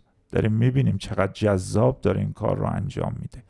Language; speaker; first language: Persian; native; Persian